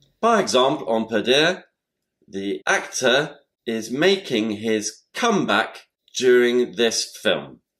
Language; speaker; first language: English; native; English